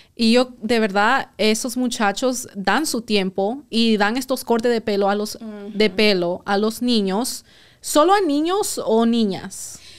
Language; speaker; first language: Spanish; early bilingual, heritage; Spanish